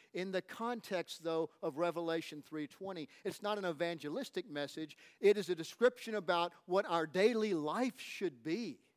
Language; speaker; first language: English; native; English